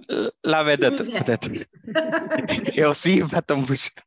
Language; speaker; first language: French; non-native, fluent; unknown